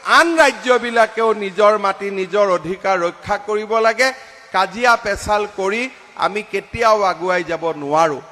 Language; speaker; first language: Assamese; native; Assamese